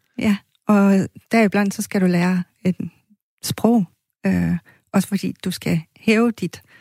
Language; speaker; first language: Danish; native; Danish